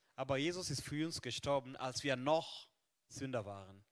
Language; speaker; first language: German; non-native, fluent; Swahili